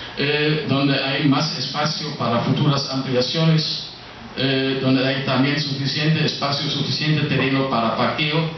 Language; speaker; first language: Spanish; non-native, fluent; German